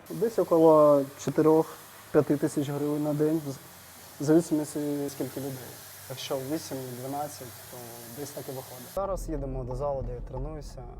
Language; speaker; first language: Ukrainian; non-native, local second language; Russian